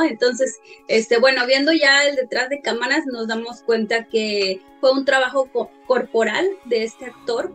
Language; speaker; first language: Spanish; native; Spanish